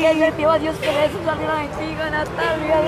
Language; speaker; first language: Spanish; native; Spanish